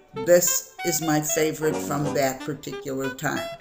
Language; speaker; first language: English; native; English